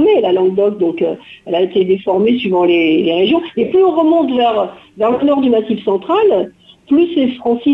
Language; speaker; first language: French; native; French